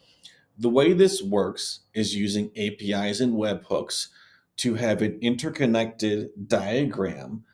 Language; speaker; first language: English; native; English